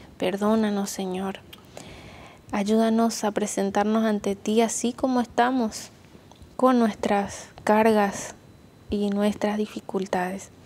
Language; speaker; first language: Spanish; native; Spanish